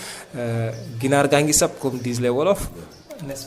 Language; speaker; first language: French; non-native, local second language; Wolof